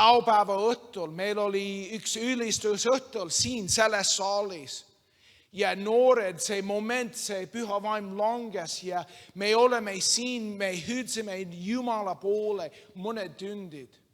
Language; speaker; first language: Estonian; non-native, learner; English